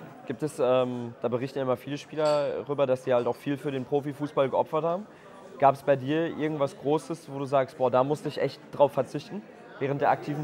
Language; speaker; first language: German; native; German